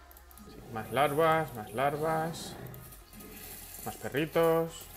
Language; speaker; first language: Spanish; native; Spanish